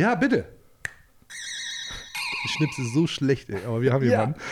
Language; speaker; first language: German; native; German